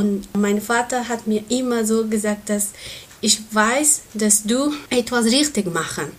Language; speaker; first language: German; non-native, learner; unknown